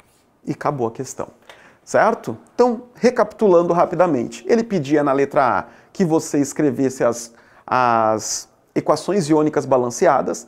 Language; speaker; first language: Portuguese; native; Portuguese